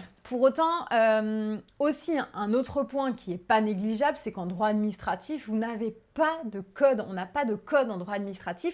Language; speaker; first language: French; native; French